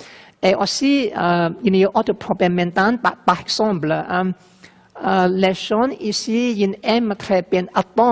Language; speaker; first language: French; non-native, learner; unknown